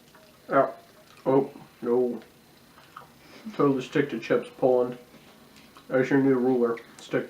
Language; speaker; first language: English; native; English